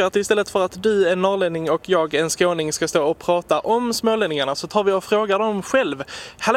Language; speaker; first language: Swedish; native; Swedish